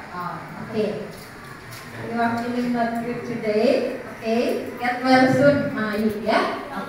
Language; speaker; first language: English; non-native, learner; Indonesian